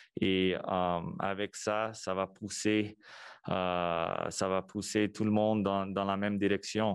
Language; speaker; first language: French; non-native, local second language; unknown